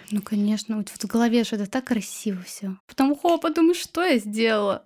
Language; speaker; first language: Russian; native; Russian